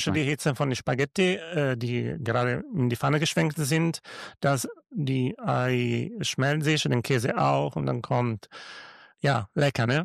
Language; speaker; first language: German; non-native, learner; Italian